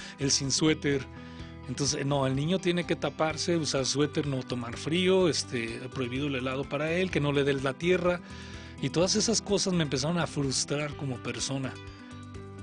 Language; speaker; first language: Spanish; native; Spanish